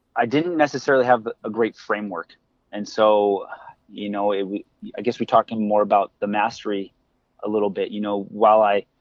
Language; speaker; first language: English; native; English